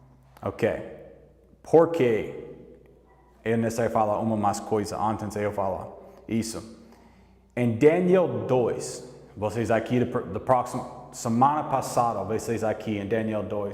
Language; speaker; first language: Portuguese; non-native, learner; English